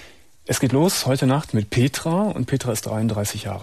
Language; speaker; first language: German; native; German